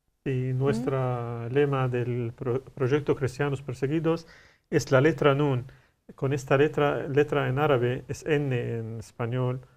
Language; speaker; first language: Spanish; non-native, learner; Arabic